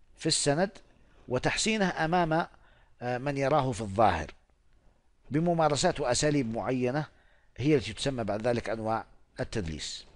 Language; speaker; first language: Arabic; non-native, fluent; Oromo